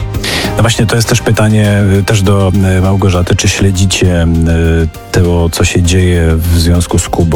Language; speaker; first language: Polish; native; Polish